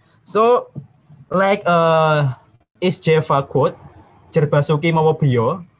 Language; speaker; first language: English; non-native, learner; Indonesian